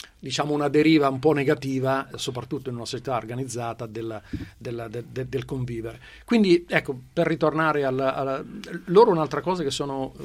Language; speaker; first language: Italian; native; Italian